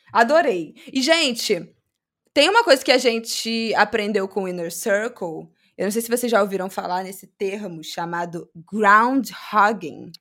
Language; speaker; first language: Portuguese; native; Portuguese